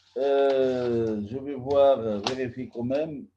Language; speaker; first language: French; non-native, local second language; Arabic